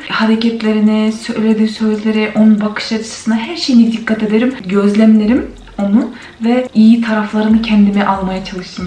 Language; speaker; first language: Turkish; non-native, fluent; Kyrgyz